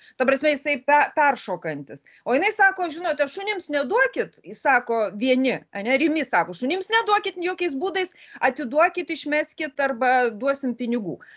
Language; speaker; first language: Lithuanian; native; Lithuanian